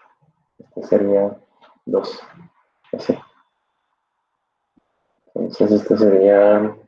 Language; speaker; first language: Spanish; native; Spanish